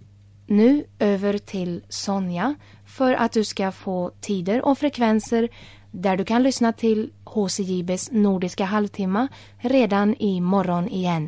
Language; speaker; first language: Swedish; native; Swedish